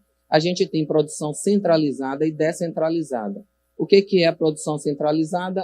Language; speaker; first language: Portuguese; native; Portuguese